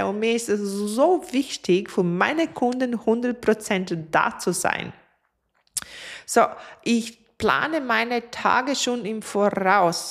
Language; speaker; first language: German; non-native, fluent; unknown